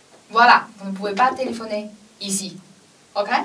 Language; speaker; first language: French; non-native, fluent; Chinese